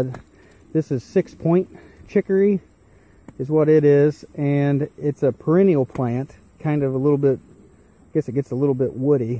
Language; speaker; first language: English; native; English